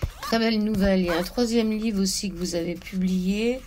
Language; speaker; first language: French; native; French